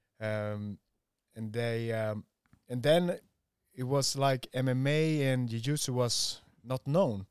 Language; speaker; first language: English; non-native, fluent; Swedish